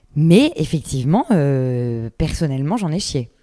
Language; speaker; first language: French; native; French